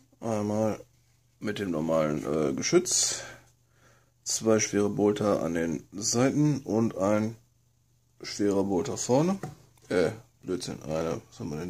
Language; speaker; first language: German; native; German